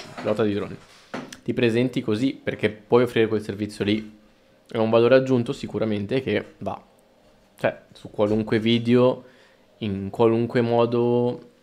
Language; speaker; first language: Italian; early bilingual, other home language; Spanish